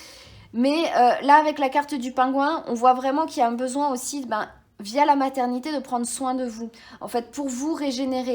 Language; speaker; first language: French; native; French